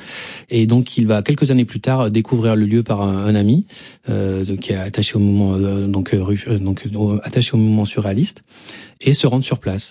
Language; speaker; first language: French; native; French